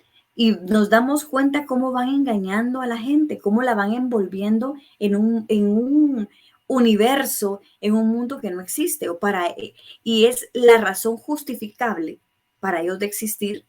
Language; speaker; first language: Spanish; native; Spanish